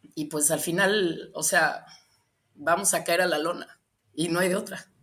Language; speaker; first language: Spanish; native; Spanish